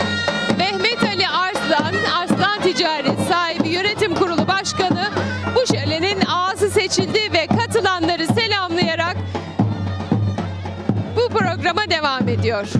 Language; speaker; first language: Turkish; native; Turkish